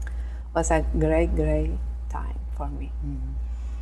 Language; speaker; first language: English; non-native, learner; Spanish